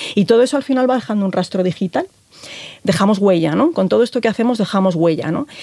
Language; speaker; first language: Spanish; native; Spanish